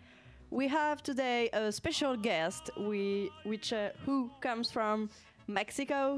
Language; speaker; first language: English; non-native, learner; French